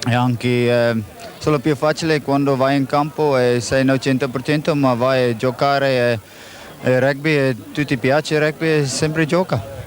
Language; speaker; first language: Italian; non-native, learner; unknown